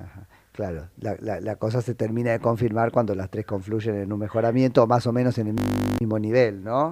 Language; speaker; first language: Spanish; native; Spanish